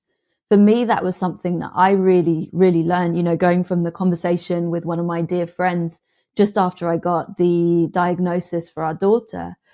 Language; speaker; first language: English; native; English